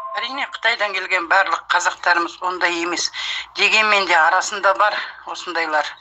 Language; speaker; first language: Kazakh; early bilingual, heritage; Kazakh